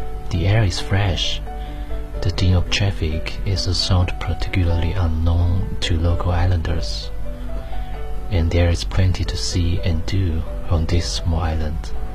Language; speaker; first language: English; non-native, fluent; Chinese